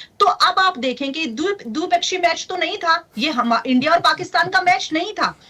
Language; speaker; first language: Hindi; native; Hindi